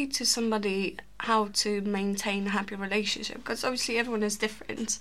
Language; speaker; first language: English; non-native, fluent; Polish